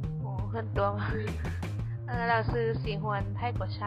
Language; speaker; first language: Chinese; non-native, learner; Thai